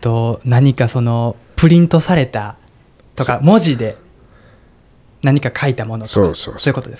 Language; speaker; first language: Japanese; native; Japanese